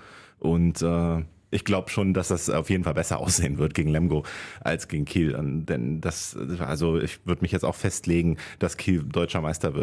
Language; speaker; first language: German; native; German